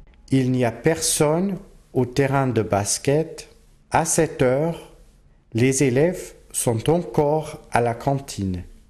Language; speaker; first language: French; non-native, fluent; English